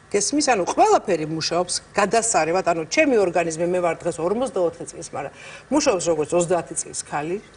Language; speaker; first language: Georgian; native; Georgian